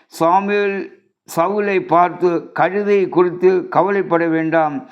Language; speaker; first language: Tamil; native; Tamil